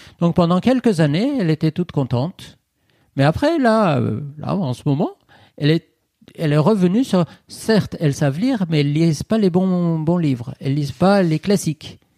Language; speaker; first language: French; non-native, fluent; Persian